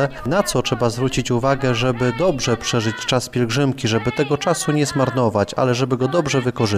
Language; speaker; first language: Polish; native; Polish